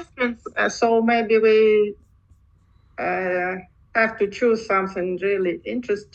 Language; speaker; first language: English; non-native, learner; Russian